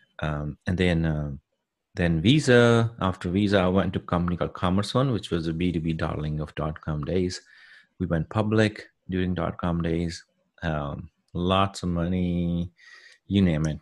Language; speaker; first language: English; non-native, local second language; Punjabi